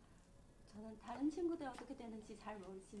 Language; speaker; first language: Korean; non-native, learner; Chinese